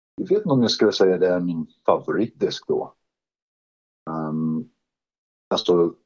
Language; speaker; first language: Swedish; non-native, fluent; English